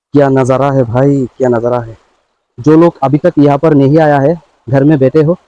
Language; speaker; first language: Hindi; non-native, local second language; Bangla